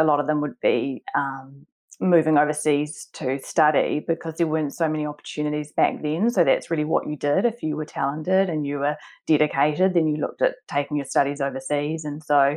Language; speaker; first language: English; native; English